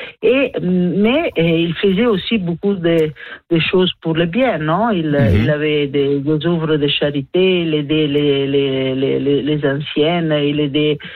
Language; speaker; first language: French; non-native, learner; Italian